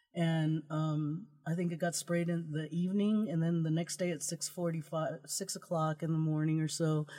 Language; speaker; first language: English; early bilingual, other home language; Spanish